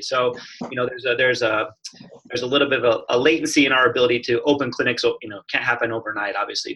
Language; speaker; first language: English; native; English